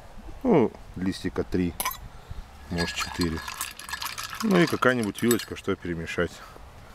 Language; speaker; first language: Russian; native; Russian